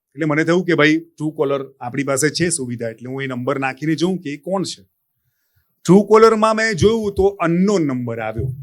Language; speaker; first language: Gujarati; native; Gujarati